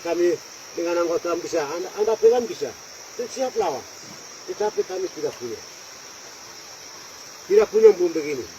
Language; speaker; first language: Indonesian; non-native, local second language; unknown